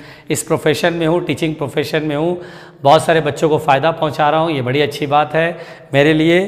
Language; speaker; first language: Hindi; native; Hindi